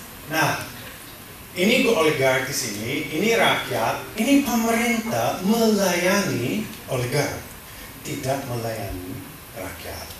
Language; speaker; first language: Indonesian; non-native, fluent; English